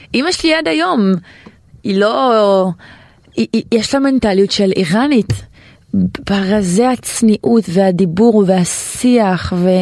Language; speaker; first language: Hebrew; native; Hebrew